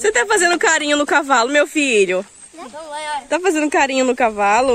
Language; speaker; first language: Portuguese; native; Portuguese